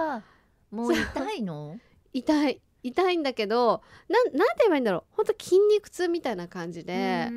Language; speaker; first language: Japanese; native; Japanese